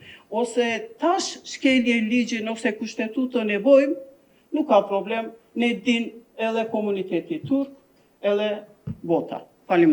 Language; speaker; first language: Albanian; non-native, local second language; Turkish